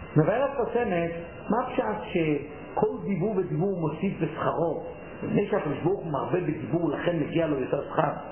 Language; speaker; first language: Hebrew; native; Hebrew